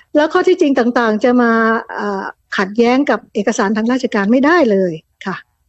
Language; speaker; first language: Thai; native; Thai